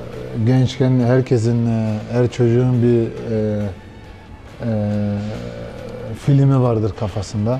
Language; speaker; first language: Turkish; early bilingual, heritage; Turkish